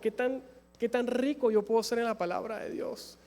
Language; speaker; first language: Spanish; native; Spanish